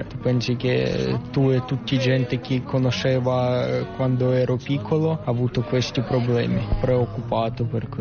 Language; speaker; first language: Italian; non-native, learner; Ukrainian